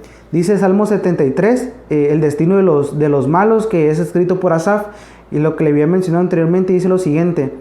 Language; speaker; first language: Spanish; native; Spanish